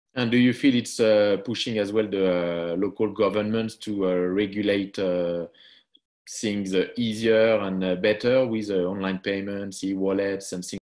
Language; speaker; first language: English; non-native, fluent; French